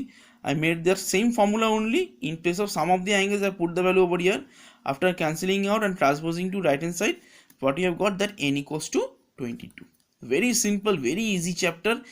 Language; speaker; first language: English; non-native, local second language; Bangla